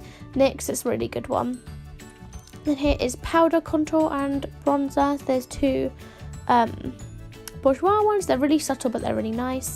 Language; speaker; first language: English; native; English